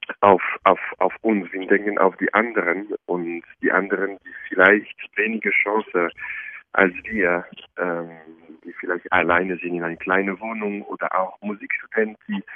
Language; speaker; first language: German; non-native, fluent; French